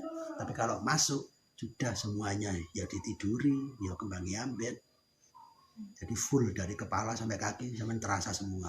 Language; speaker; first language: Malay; non-native, local second language; Javanese